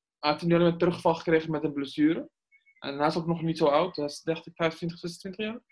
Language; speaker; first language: Dutch; early bilingual, other home language; Arabic